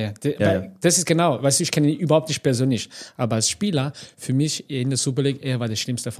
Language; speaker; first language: German; non-native, fluent; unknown